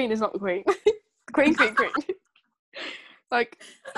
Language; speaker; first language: English; native; English